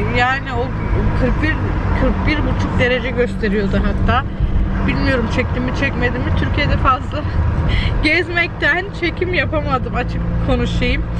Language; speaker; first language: Turkish; early bilingual, heritage; Turkish